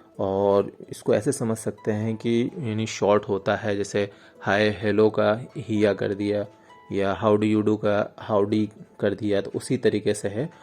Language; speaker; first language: Hindi; native; Hindi